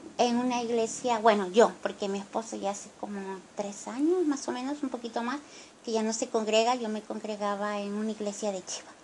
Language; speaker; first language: Spanish; native; Spanish